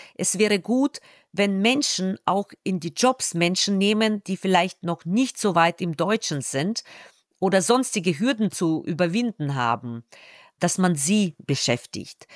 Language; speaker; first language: German; non-native, fluent; Russian